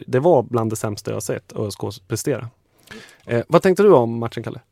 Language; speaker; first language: Swedish; native; Swedish